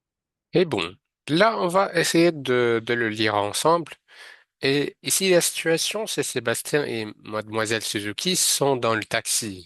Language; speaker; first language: French; non-native, fluent; Arabic